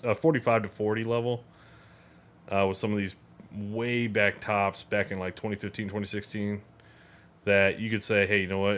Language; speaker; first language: English; native; English